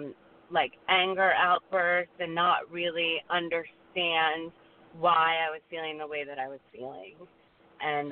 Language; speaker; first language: English; native; English